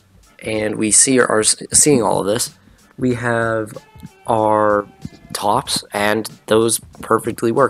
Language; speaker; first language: English; native; English